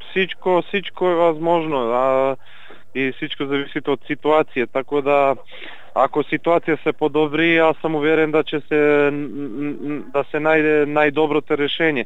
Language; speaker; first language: Bulgarian; non-native, learner; Serbian